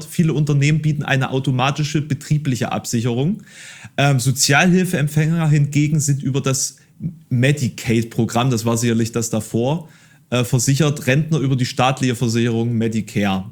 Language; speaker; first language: German; native; German